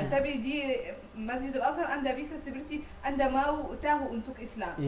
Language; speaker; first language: Indonesian; non-native, learner; Arabic